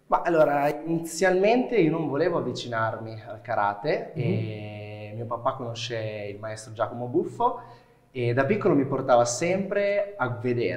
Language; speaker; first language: Italian; native; Italian